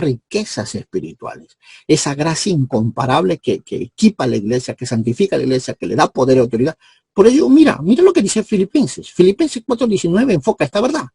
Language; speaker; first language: Spanish; native; Spanish